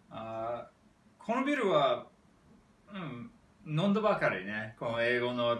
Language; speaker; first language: Japanese; non-native, learner; English